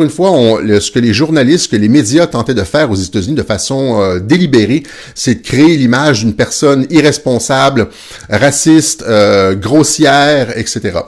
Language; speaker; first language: French; native; French